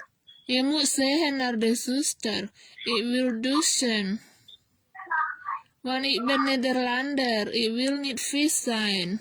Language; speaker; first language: Dutch; non-native, learner; Indonesian